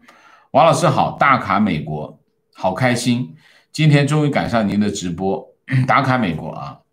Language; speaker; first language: Chinese; native; Chinese